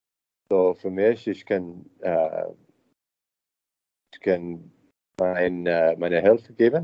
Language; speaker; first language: German; non-native, learner; English